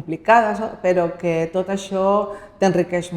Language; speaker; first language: Catalan; non-native, local second language; Spanish